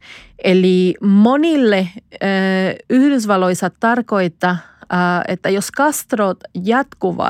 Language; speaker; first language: Finnish; non-native, fluent; Spanish